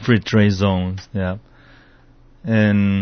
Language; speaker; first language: English; non-native, fluent; Spanish